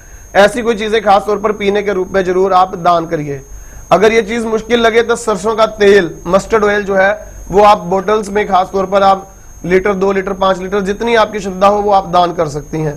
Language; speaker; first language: Hindi; native; Hindi